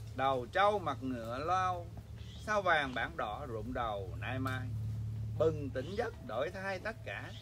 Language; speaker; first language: Vietnamese; early bilingual, heritage; Vietnamese